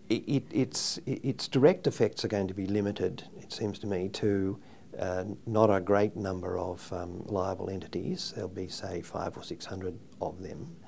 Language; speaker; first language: English; native; English